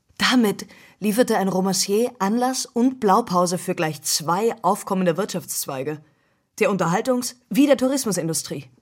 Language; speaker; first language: German; native; German